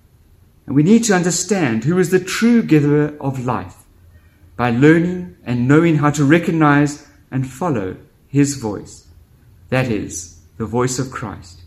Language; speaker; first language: English; native; English